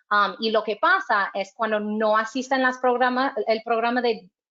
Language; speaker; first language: Spanish; non-native, fluent; English